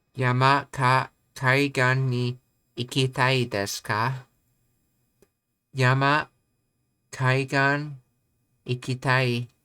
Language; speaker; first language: Japanese; non-native, learner; English